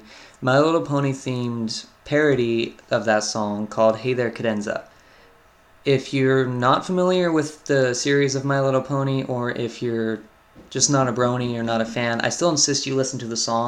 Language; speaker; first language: English; native; English